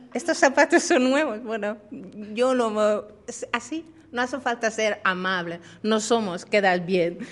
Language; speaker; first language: Spanish; non-native, fluent; Dutch